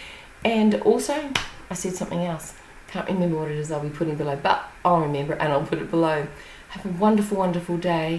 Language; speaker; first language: English; native; English